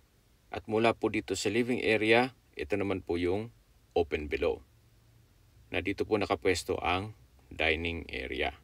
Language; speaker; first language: Filipino; native; Filipino